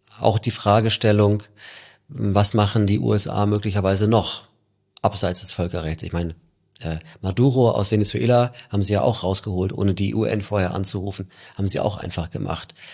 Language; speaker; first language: German; native; German